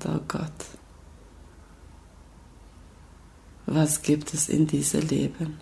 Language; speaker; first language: German; non-native, learner; Albanian